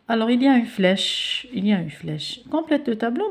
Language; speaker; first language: French; non-native, local second language; Arabic